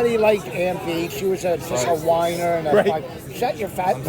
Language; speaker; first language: English; native; English